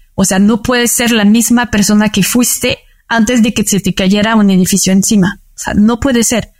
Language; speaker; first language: Spanish; non-native, fluent; French